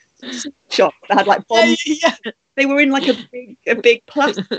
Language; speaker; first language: English; native; English